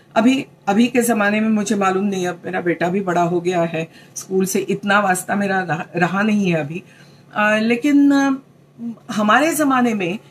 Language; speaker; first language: Hindi; non-native, local second language; Marathi